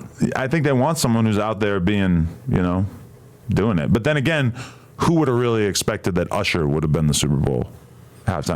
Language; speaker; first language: English; native; English